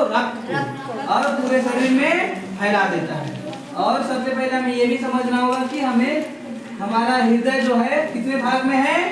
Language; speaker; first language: Hindi; native; Hindi